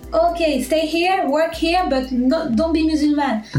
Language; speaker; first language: English; non-native, learner; French